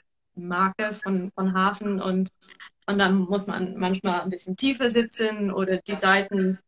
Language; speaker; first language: German; non-native, fluent; English